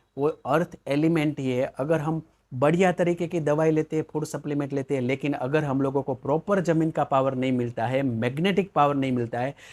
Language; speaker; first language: Hindi; non-native, local second language; Gujarati